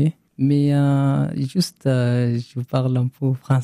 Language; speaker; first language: French; non-native, learner; Arabic